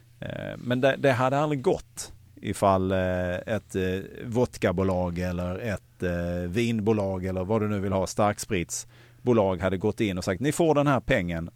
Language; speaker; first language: Swedish; native; Swedish